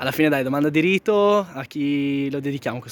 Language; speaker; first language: Italian; native; Italian